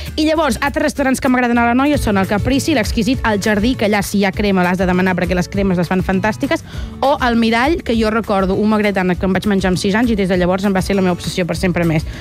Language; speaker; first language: Catalan; native; Catalan